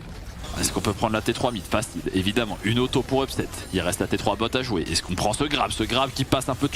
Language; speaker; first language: French; native; French